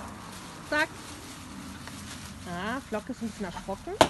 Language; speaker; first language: German; native; German